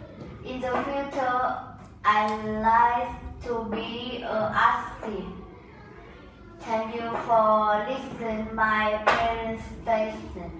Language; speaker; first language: English; non-native, learner; Vietnamese